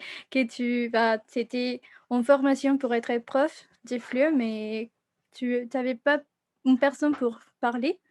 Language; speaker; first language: French; non-native, fluent; Spanish